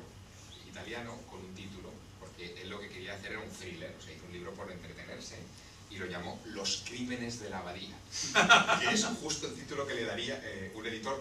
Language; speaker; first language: Spanish; native; Spanish